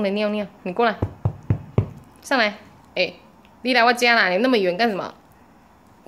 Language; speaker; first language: Chinese; native; Chinese